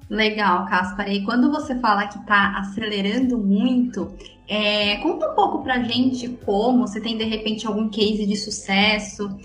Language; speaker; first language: Portuguese; native; Portuguese